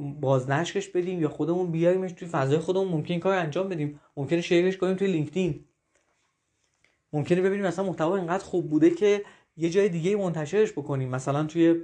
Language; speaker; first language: Persian; native; Persian